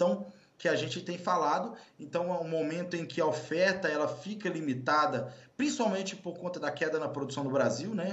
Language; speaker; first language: Portuguese; native; Portuguese